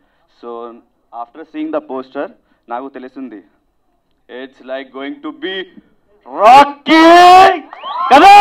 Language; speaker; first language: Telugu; non-native, learner; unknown